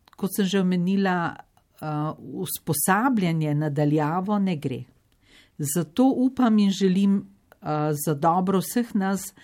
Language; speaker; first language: Slovenian; native; Slovenian